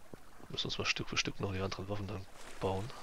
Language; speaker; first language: German; native; German